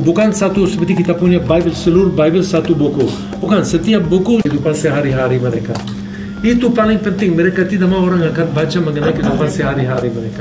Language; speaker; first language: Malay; non-native, fluent; Hebrew